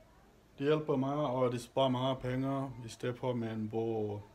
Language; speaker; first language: Danish; non-native, learner; Achinese